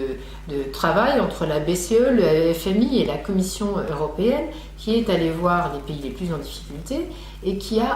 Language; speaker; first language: French; native; French